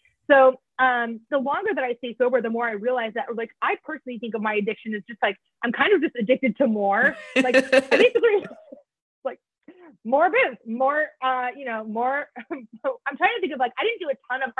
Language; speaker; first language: English; native; English